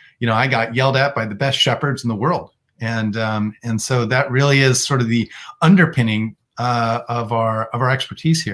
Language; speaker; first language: English; native; English